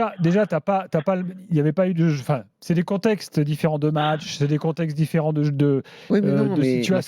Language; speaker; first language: French; native; French